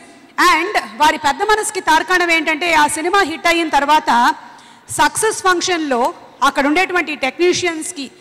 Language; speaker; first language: Telugu; native; Telugu